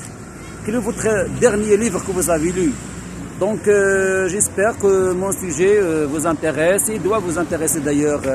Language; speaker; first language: French; non-native, local second language; Arabic